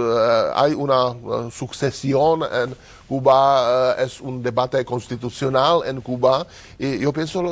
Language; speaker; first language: Spanish; non-native, learner; Czech